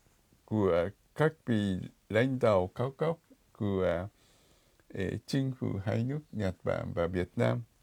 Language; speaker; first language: Vietnamese; non-native, fluent; Japanese